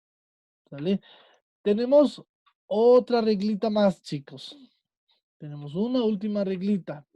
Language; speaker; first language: Spanish; native; Spanish